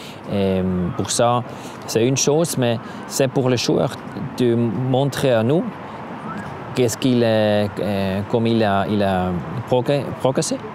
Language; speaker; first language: French; non-native, learner; German